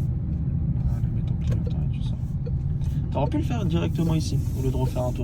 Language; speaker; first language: French; native; French